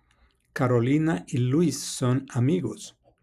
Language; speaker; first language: Spanish; non-native, fluent; English